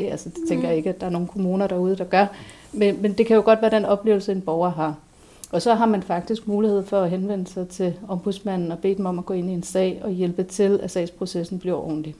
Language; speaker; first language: Danish; native; Danish